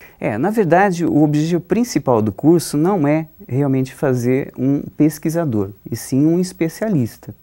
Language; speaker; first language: Portuguese; native; Portuguese